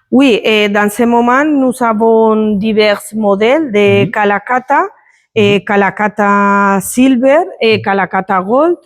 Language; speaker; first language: French; non-native, learner; Spanish